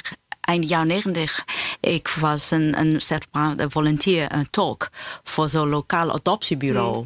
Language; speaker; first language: Dutch; non-native, fluent; Chinese